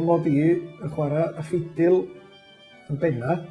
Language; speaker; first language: Welsh; native; Welsh